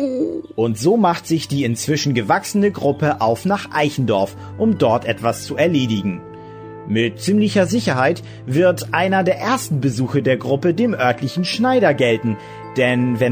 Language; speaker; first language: German; native; German